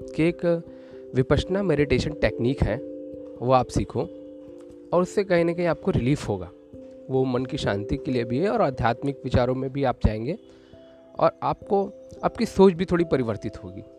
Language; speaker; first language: Hindi; native; Hindi